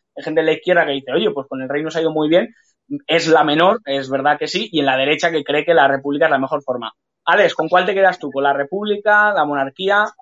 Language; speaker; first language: Spanish; native; Spanish